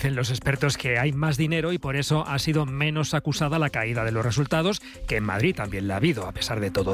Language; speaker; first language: Spanish; native; Spanish